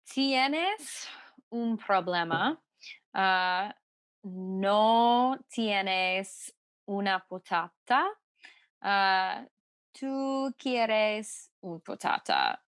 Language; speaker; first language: Spanish; non-native, learner; English